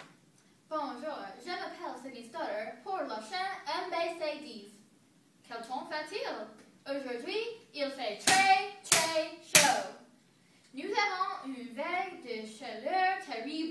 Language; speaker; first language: French; non-native, learner; English